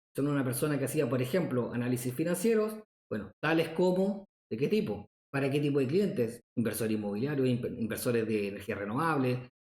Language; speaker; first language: Spanish; native; Spanish